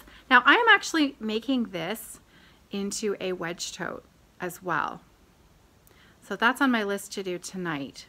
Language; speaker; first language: English; native; English